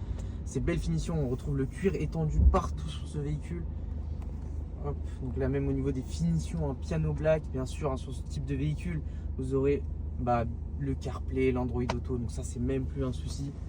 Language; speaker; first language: French; native; French